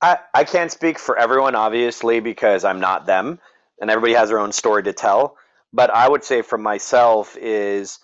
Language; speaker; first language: English; native; English